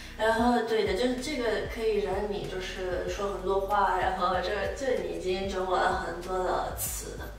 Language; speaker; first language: Chinese; non-native, fluent; Italian